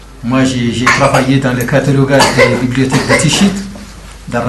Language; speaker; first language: French; non-native, local second language; Arabic